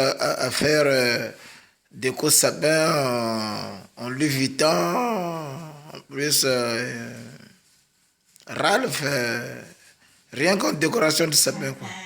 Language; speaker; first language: French; native; French